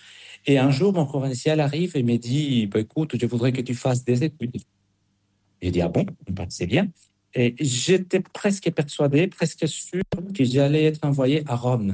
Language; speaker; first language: French; non-native, fluent; Spanish